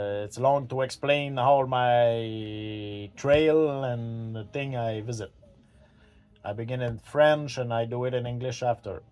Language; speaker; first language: English; non-native, learner; French